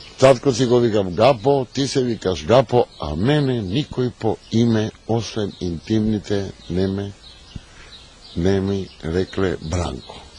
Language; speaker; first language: Macedonian; native; Macedonian